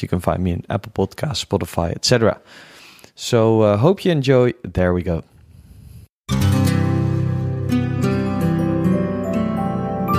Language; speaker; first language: English; non-native, fluent; Dutch